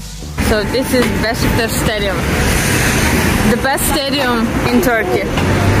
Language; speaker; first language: English; non-native, fluent; Russian